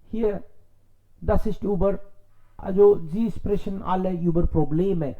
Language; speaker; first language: German; non-native, fluent; Hindi